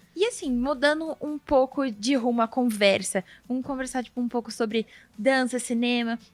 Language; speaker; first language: Portuguese; native; Portuguese